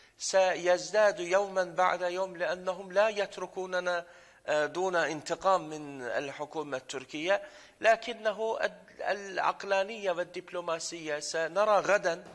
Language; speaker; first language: Arabic; non-native, fluent; Turkish